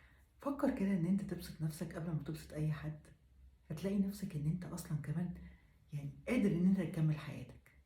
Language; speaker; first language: Arabic; native; Arabic